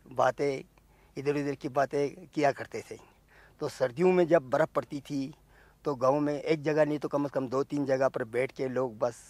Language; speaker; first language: Urdu; non-native, local second language; Ladakhi